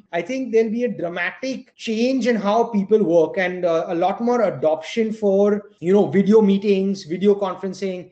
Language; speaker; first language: English; non-native, local second language; Gujarati